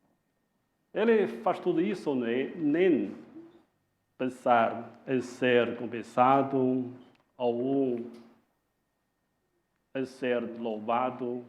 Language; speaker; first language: Portuguese; non-native, fluent; Chinese